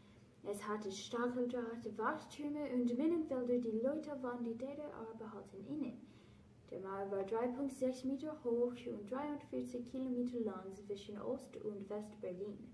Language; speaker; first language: German; non-native, learner; English